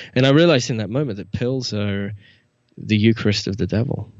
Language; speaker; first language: English; native; English